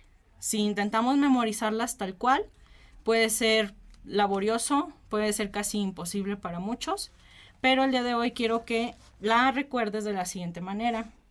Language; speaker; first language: Spanish; native; Spanish